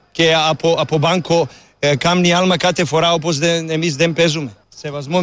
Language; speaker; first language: Greek; non-native, learner; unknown